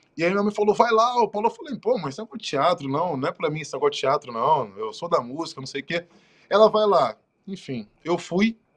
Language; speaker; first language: Portuguese; native; Portuguese